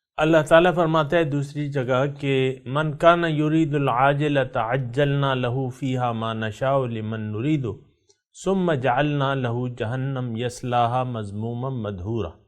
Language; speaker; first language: Urdu; non-native, local second language; Pashto